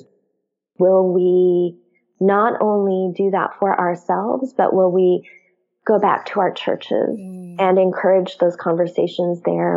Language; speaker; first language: English; native; English